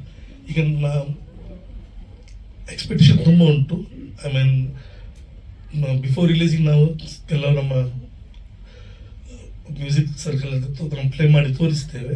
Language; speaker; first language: Kannada; non-native, local second language; Konkani